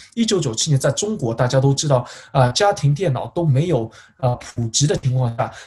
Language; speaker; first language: Chinese; native; Chinese